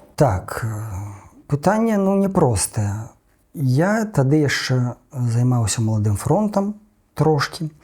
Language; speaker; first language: Belarusian; non-native, local second language; Russian